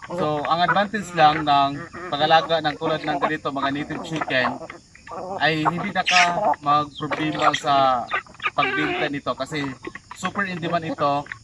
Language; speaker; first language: Filipino; non-native, local second language; Cebuano